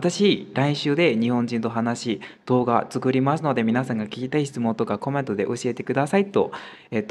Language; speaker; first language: Japanese; non-native, fluent; Burmese